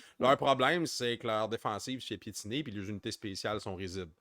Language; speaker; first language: French; native; French